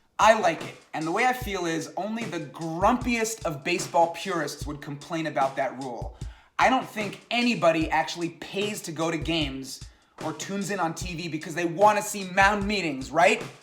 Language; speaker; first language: English; native; English